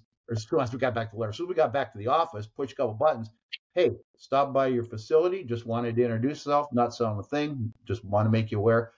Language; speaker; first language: English; native; English